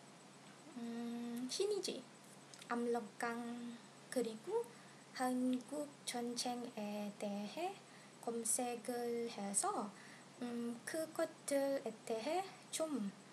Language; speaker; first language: Korean; non-native, learner; Malay